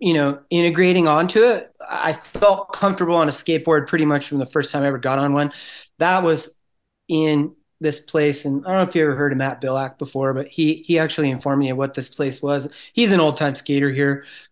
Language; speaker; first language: English; native; English